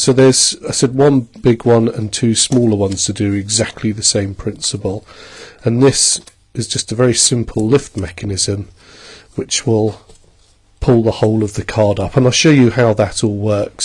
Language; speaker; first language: English; native; English